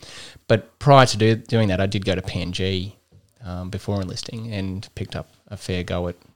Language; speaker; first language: English; native; English